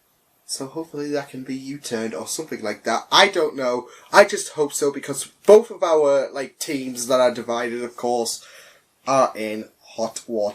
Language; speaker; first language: English; native; English